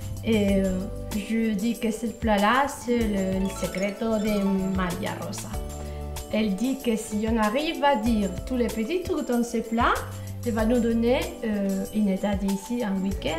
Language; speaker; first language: French; non-native, fluent; Spanish